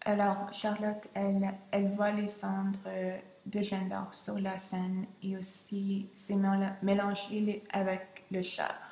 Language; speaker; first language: French; non-native, local second language; English